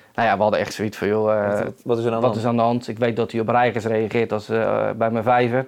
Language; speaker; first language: Dutch; native; Dutch